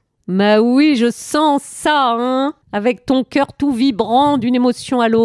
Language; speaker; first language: French; native; French